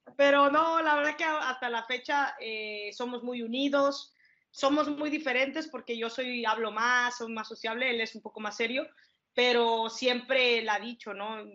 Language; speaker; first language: Spanish; native; Spanish